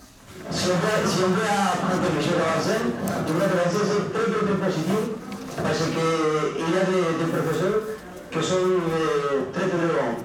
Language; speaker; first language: French; non-native, fluent; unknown